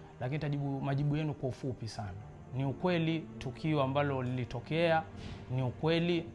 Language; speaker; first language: Swahili; native; Swahili